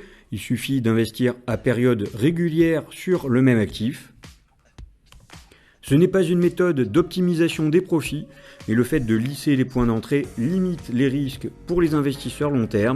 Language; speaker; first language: French; native; French